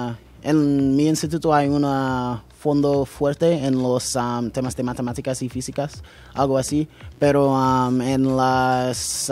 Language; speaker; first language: Spanish; non-native, learner; English